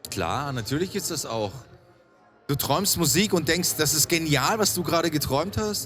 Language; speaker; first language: German; native; German